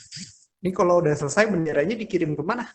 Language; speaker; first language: Indonesian; native; Indonesian